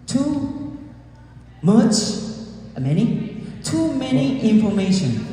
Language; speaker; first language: English; non-native, learner; Korean